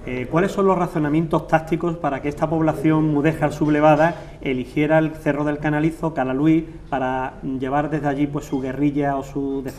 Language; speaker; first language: Spanish; native; Spanish